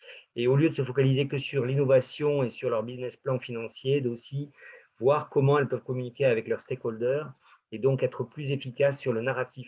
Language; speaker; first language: French; native; French